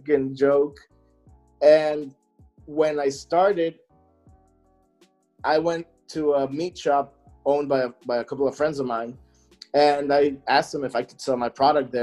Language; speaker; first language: English; native; English